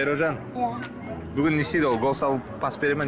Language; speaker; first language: Kazakh; native; Kazakh